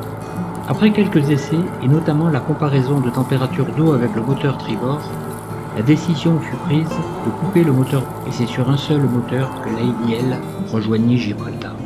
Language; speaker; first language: French; native; French